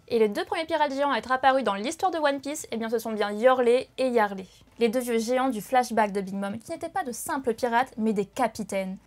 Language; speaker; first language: French; native; French